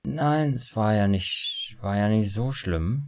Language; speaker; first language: German; native; German